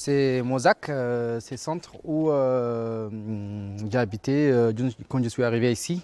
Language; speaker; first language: French; non-native, fluent; Arabic